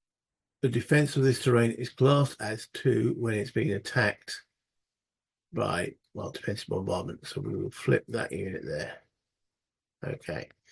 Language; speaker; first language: English; native; English